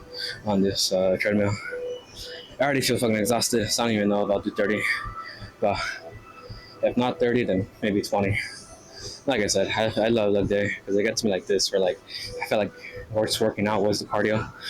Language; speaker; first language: English; native; English